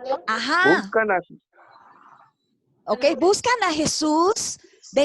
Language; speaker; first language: Spanish; non-native, fluent; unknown